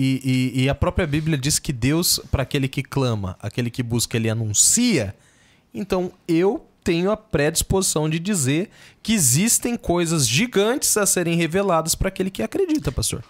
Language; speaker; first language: Portuguese; native; Portuguese